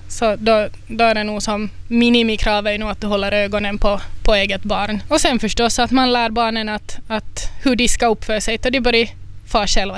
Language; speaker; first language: Swedish; native; Swedish